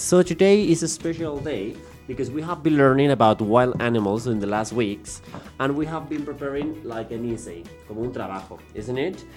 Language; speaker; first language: English; non-native, fluent; Spanish